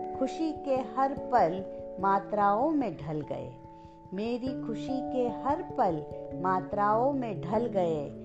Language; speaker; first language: Hindi; non-native, local second language; Kannada